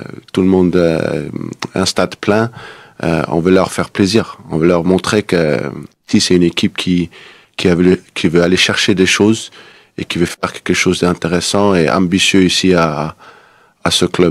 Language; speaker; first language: French; non-native, fluent; Danish